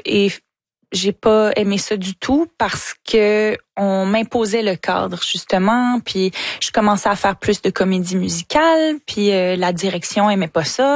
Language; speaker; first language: French; native; French